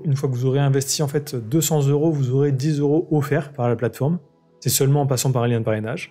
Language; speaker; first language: French; native; French